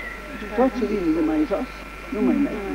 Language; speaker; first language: Romanian; early bilingual, heritage; French